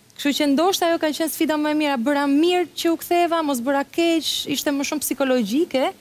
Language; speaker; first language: Albanian; early bilingual, heritage; Albanian